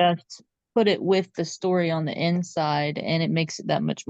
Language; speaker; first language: English; native; English